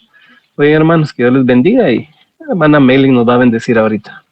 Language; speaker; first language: Spanish; native; Spanish